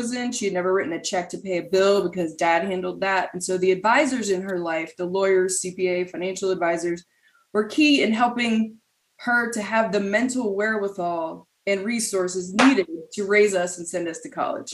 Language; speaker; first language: English; native; English